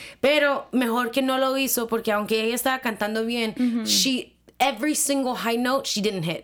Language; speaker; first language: Spanish; early bilingual, heritage; Spanish